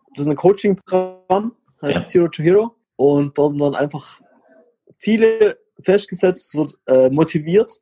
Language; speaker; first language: German; native; German